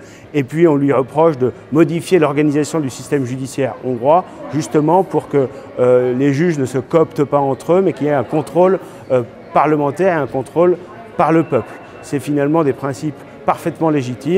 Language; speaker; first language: French; native; French